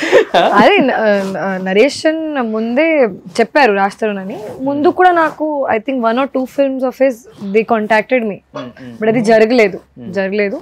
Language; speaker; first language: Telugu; non-native, fluent; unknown